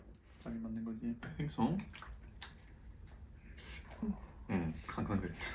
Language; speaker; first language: Korean; non-native, fluent; German